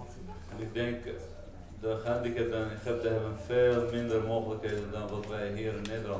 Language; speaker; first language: Dutch; non-native, fluent; Arabic